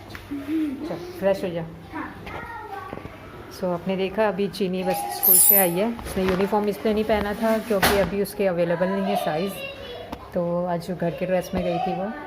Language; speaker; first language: Hindi; native; Hindi